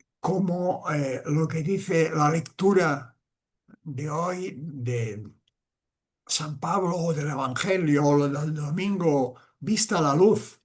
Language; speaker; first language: Spanish; non-native, local second language; Catalan